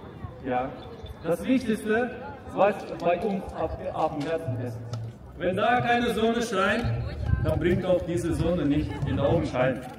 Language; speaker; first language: German; non-native, fluent; Russian